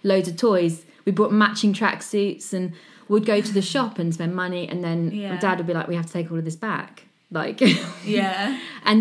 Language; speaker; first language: English; native; English